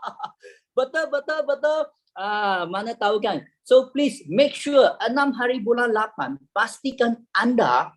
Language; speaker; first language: Malay; native; Malay